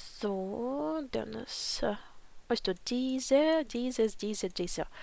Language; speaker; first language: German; non-native, fluent; Ukrainian